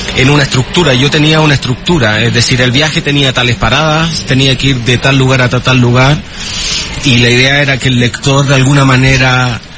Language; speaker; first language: Spanish; native; Spanish